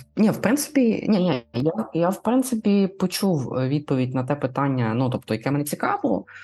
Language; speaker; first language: Ukrainian; native; Ukrainian